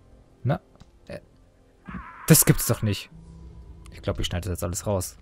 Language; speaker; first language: German; native; German